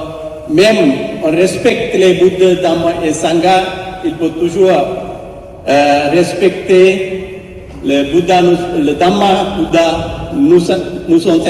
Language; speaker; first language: French; non-native, fluent; Sinhala